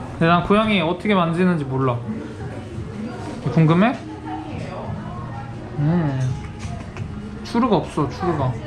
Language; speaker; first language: Korean; native; Korean